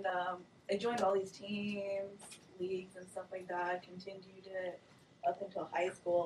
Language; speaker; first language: English; native; English